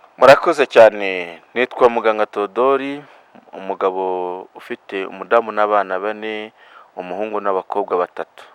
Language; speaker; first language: Kinyarwanda; non-native, local second language; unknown